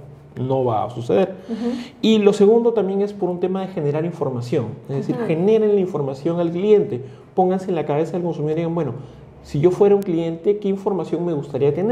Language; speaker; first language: Spanish; native; Spanish